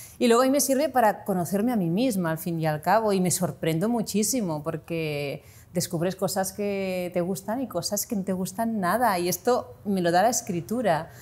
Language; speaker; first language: Spanish; non-native, local second language; Catalan